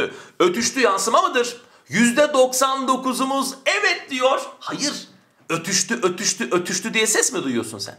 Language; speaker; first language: Turkish; native; Turkish